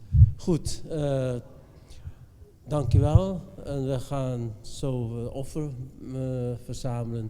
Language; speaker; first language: Dutch; non-native, fluent; Indonesian